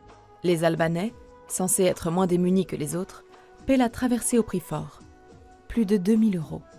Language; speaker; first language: French; native; French